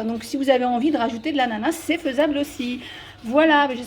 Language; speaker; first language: French; native; French